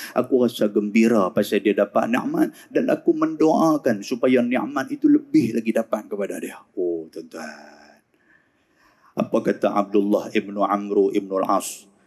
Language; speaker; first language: Malay; native; Malay